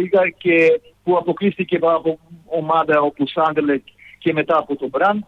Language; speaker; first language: Greek; non-native, fluent; Serbian